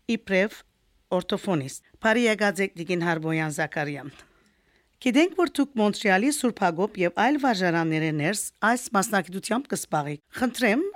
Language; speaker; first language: Armenian; early bilingual, heritage; Armenian